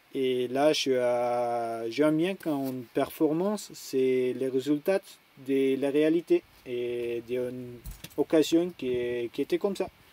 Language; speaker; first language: French; non-native, learner; German